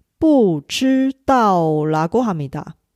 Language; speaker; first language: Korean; non-native, fluent; Chinese